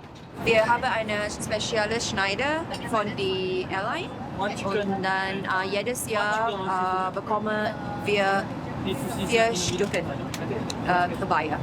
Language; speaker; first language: German; non-native, fluent; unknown